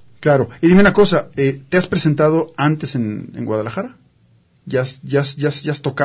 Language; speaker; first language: Spanish; native; Spanish